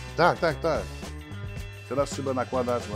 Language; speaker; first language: Polish; non-native, fluent; French